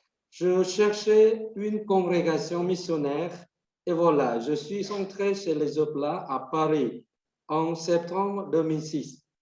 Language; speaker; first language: French; non-native, fluent; Vietnamese